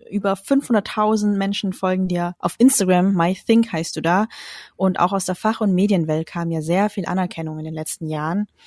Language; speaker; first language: German; early bilingual, other home language; Vietnamese